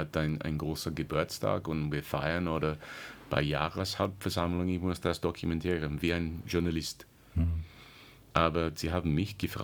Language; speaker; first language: German; non-native, fluent; English